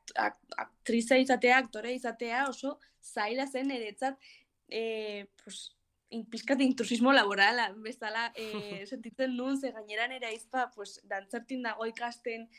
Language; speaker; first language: Basque; non-native, local second language; Spanish